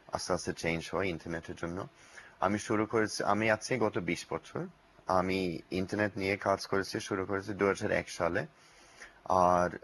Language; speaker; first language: Bangla; non-native, learner; English